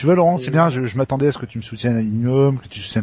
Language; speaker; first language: French; native; French